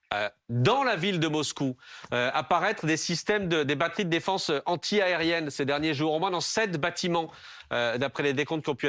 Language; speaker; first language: French; native; French